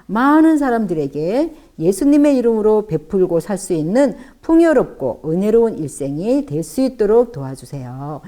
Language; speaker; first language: Korean; native; Korean